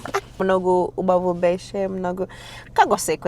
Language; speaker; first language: Macedonian; non-native, learner; English